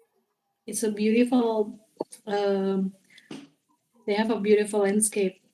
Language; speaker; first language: English; non-native, learner; Indonesian